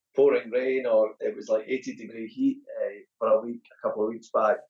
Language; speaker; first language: English; native; English